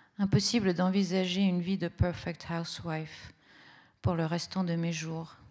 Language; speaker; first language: French; early bilingual, other home language; Italian